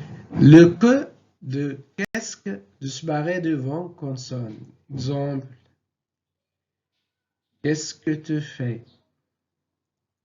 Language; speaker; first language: French; non-native, local second language; Arabic